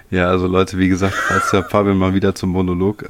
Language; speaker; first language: German; native; German